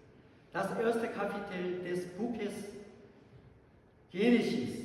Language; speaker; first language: German; non-native, learner; Korean